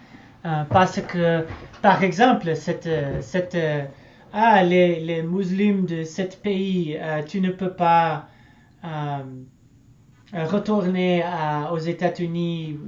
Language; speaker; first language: French; non-native, learner; English